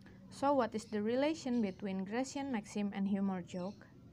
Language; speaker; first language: English; non-native, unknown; Indonesian